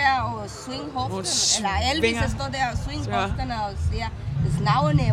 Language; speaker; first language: Danish; non-native, fluent; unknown